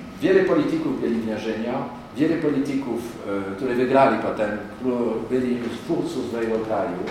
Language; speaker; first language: Polish; non-native, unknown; French